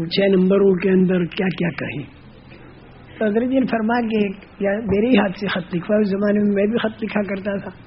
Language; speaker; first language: Urdu; non-native, local second language; Gujarati